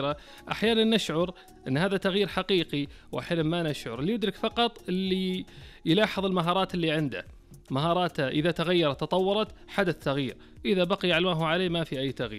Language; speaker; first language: Arabic; native; Arabic